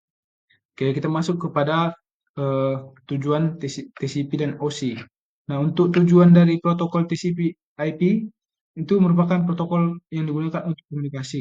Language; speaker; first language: Indonesian; native; Indonesian